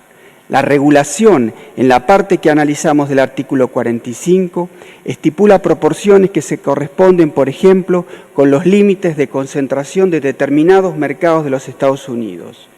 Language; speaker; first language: Spanish; native; Spanish